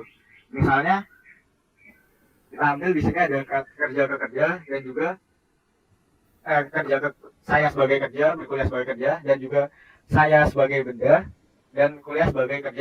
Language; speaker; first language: Indonesian; native; Indonesian